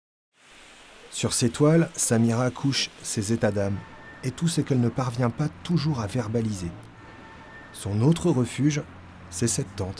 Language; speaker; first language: French; native; French